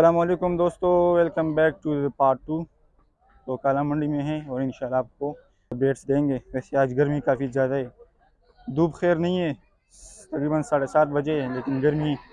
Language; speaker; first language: Urdu; non-native, local second language; Pashto